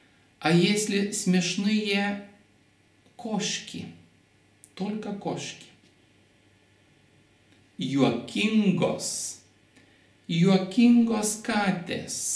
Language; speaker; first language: Russian; non-native, fluent; Lithuanian